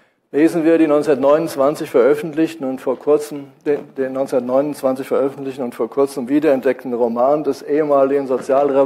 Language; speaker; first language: German; native; German